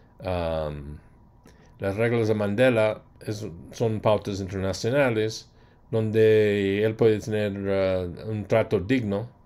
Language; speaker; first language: Spanish; non-native, fluent; English